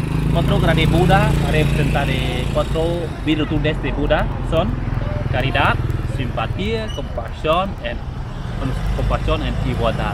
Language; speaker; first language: Spanish; non-native, learner; Khmer